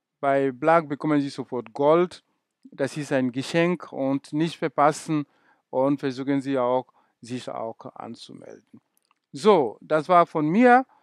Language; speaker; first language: German; non-native, fluent; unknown